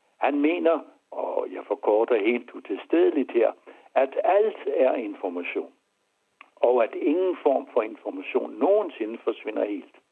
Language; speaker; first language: Danish; native; Danish